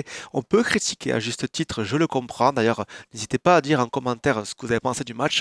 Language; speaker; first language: French; native; French